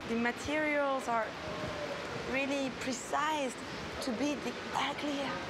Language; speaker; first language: English; non-native, fluent; French